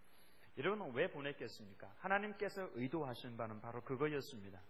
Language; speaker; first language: Korean; native; Korean